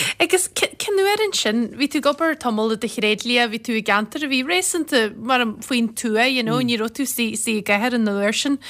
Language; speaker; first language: Irish; native; Irish